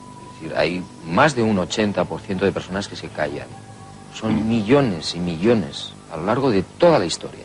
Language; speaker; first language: Spanish; native; Spanish